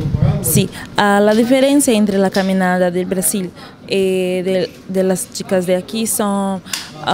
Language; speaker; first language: Spanish; non-native, learner; Portuguese